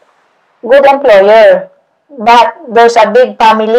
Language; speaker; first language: English; non-native, learner; Indonesian